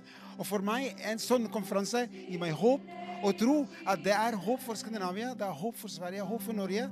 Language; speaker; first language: Swedish; non-native, fluent; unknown